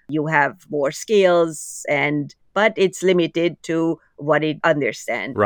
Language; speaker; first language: English; non-native, fluent; Hungarian